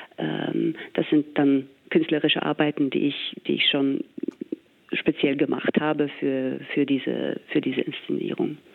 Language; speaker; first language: German; non-native, fluent; English